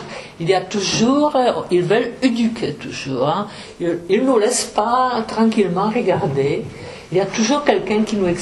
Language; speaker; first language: French; non-native, fluent; Czech